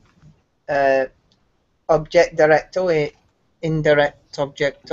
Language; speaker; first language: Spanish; non-native, learner; English